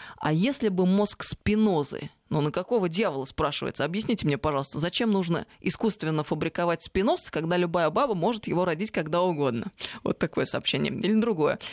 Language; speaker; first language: Russian; native; Russian